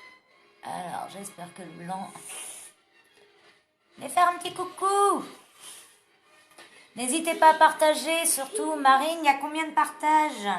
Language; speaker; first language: French; native; French